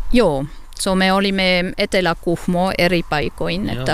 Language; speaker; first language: Finnish; non-native, learner; French